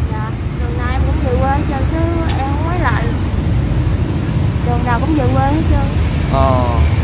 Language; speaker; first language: Vietnamese; native; Vietnamese